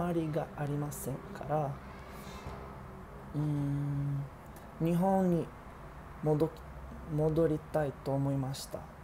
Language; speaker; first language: Japanese; non-native, learner; Portuguese